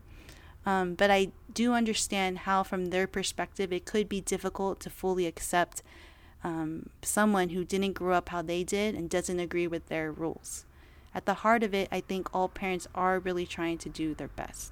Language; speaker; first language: English; native; English